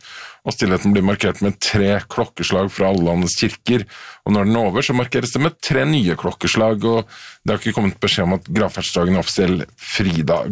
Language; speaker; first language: Norwegian; native; Norwegian